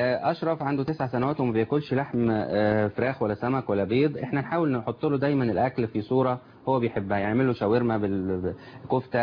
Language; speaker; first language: Arabic; native; Arabic